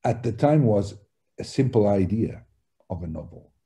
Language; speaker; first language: English; non-native, fluent; Italian